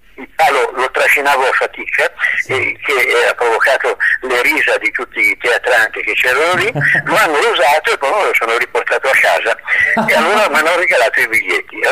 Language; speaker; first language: Italian; native; Italian